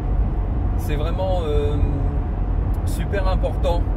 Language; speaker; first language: French; native; French